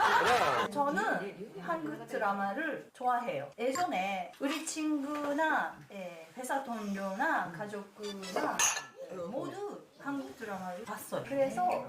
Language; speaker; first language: Korean; non-native, learner; Japanese